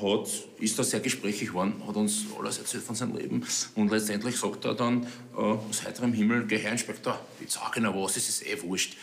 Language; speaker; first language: German; native; German